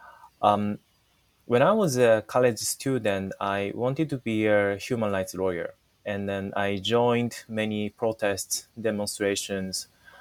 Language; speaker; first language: English; non-native, fluent; Japanese